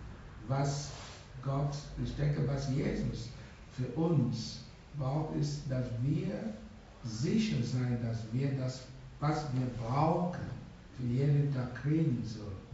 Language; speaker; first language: German; non-native, learner; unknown